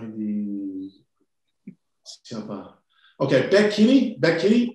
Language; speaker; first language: Indonesian; non-native, fluent; English